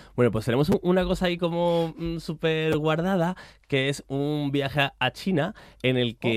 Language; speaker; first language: Spanish; native; Spanish